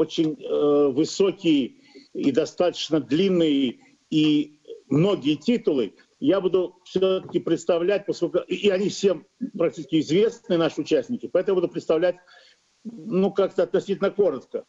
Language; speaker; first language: Russian; native; Russian